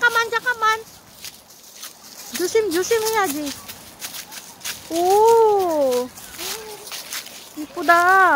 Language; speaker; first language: Korean; non-native, learner; Filipino